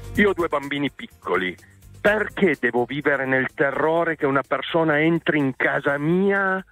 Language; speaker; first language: Italian; native; Italian